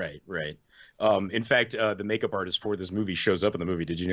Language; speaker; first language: English; native; English